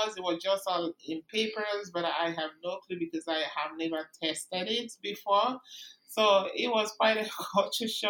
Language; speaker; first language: English; non-native, local second language; Igbo